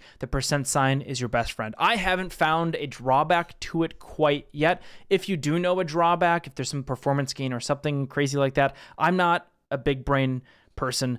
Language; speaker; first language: English; native; English